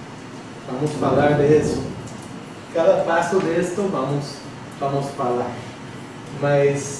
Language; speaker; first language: Portuguese; non-native, fluent; English